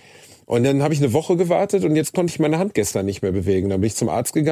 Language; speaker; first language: German; native; German